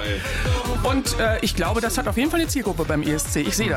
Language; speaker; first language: German; native; German